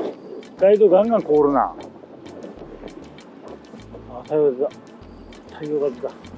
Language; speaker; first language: Japanese; native; Japanese